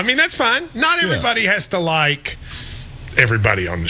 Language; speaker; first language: English; native; English